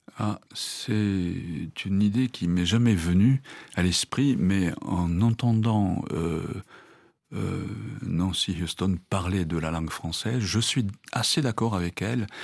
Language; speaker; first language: French; non-native, fluent; Japanese